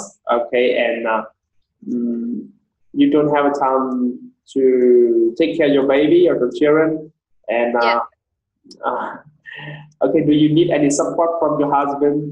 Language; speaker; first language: English; non-native, learner; Vietnamese